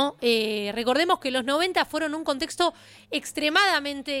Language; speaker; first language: Spanish; native; Spanish